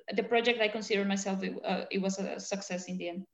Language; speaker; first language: English; non-native, fluent; Spanish